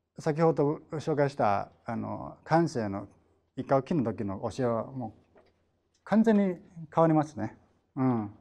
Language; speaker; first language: Japanese; non-native, fluent; Chinese